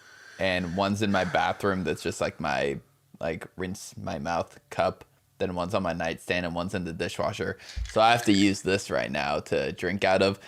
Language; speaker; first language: English; native; English